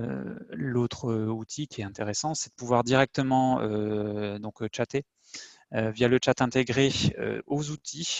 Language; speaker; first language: French; native; French